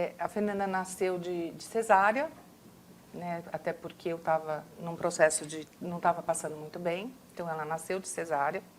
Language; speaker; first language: Portuguese; native; Portuguese